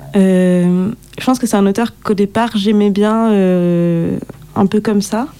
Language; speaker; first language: French; native; French